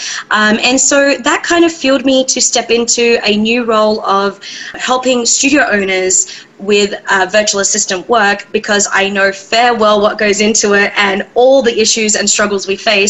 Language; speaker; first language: English; native; English